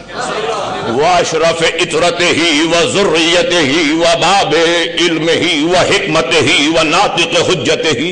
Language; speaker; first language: Urdu; native; Urdu